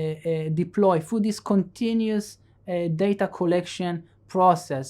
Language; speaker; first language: English; non-native, fluent; Hebrew